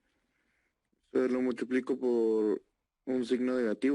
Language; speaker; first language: Spanish; native; Spanish